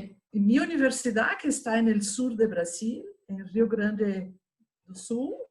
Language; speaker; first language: Spanish; non-native, fluent; Portuguese